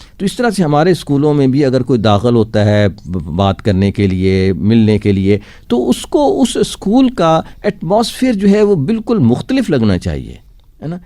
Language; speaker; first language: Urdu; non-native, local second language; Punjabi